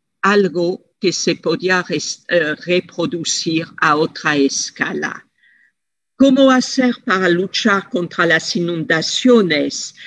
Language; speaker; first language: Spanish; non-native, fluent; French